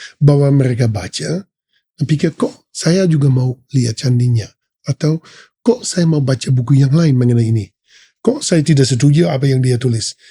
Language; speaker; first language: Indonesian; non-native, fluent; Dutch